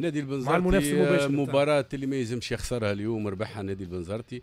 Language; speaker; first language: Arabic; native; Arabic